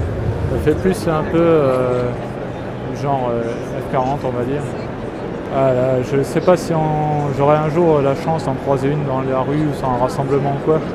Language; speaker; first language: French; native; French